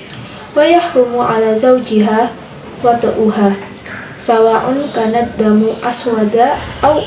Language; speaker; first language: Arabic; non-native, learner; Indonesian